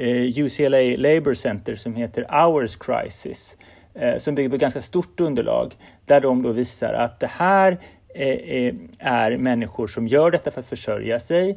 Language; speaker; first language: Swedish; native; Swedish